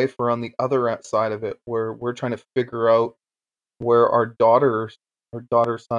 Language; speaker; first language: English; native; English